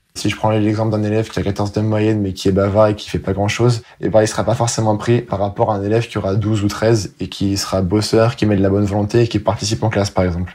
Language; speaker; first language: French; native; French